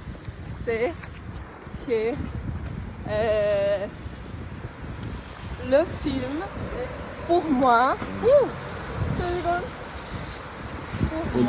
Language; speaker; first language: French; non-native, learner; Portuguese